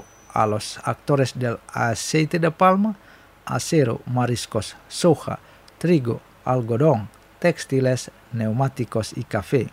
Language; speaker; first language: Spanish; non-native, fluent; Indonesian